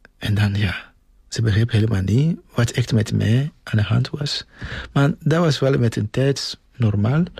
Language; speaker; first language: Dutch; non-native, fluent; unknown